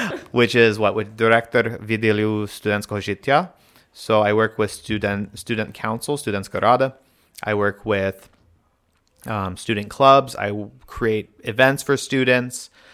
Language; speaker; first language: English; native; English